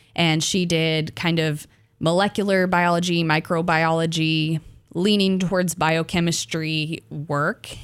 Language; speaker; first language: English; native; English